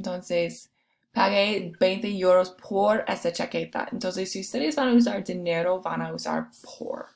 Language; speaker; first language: Spanish; non-native, fluent; English